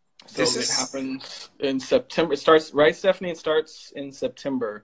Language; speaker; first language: English; native; English